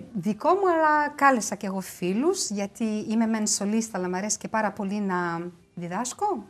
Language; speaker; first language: Greek; early bilingual, heritage; Greek